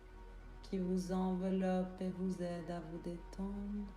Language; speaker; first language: French; native; French